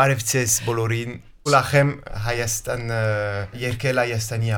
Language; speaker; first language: Armenian; non-native, learner; French